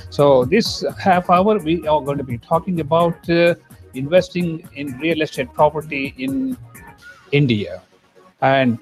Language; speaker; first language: English; non-native, local second language; Kannada